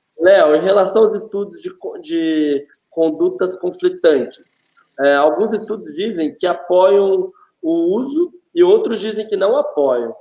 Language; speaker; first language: Portuguese; native; Portuguese